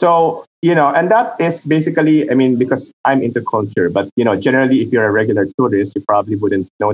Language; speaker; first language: English; non-native, local second language; Filipino